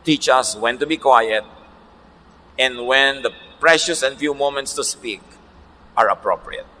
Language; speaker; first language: English; non-native, local second language; Filipino